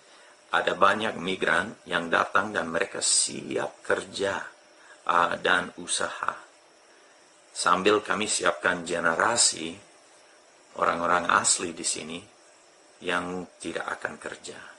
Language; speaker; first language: Indonesian; non-native, fluent; English